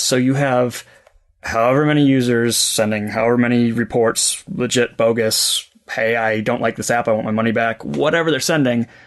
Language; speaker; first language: English; native; English